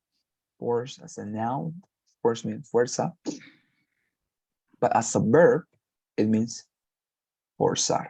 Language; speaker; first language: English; non-native, fluent; Spanish